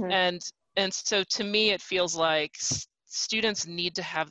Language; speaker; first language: English; native; English